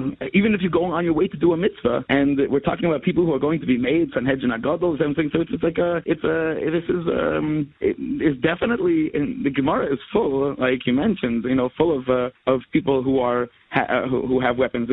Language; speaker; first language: English; native; English